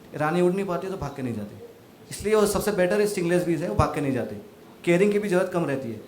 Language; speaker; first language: Hindi; non-native, local second language; Marathi